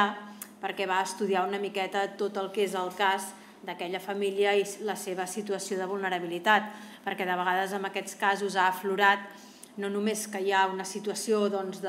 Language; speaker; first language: Catalan; native; Catalan